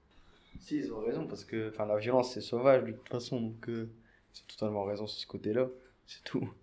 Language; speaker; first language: French; native; French